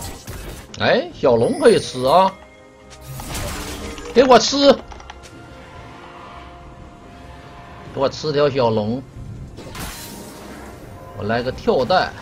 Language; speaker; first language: Chinese; native; Chinese